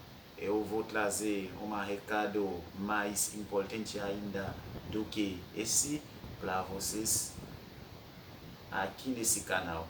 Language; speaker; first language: Portuguese; non-native, fluent; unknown